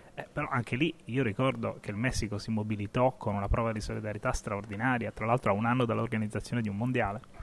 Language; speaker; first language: Italian; native; Italian